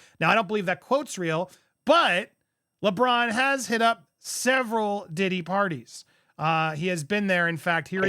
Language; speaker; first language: English; native; English